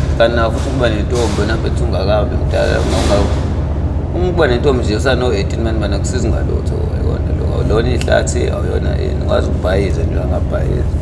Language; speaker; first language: Zulu; native; Zulu